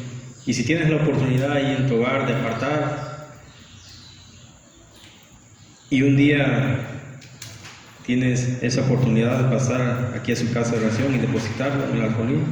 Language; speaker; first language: Spanish; native; Spanish